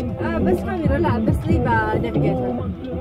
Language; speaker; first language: Arabic; early bilingual, heritage; Arabic